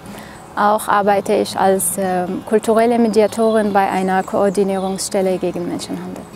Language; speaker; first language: German; non-native, fluent; Arabic